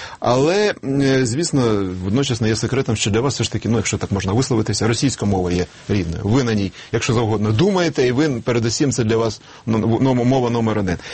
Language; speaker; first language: Ukrainian; native; Ukrainian